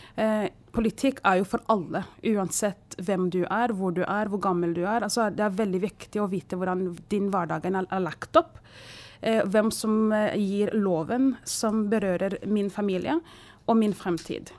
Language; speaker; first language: Swedish; non-native, fluent; Kinyarwanda